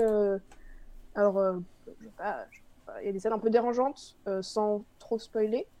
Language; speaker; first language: French; native; French